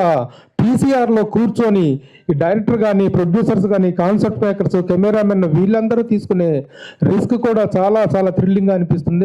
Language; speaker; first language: Telugu; native; Telugu